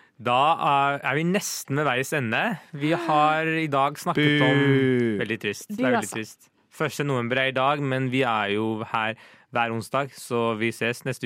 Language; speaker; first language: Norwegian; native; Norwegian